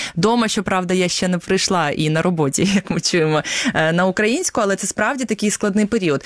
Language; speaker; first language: Ukrainian; non-native, local second language; Russian